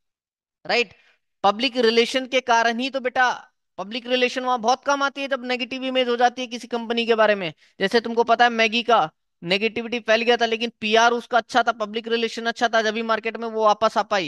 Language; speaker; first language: Hindi; native; Hindi